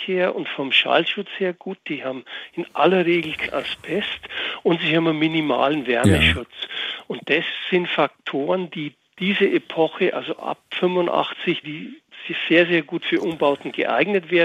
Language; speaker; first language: German; native; German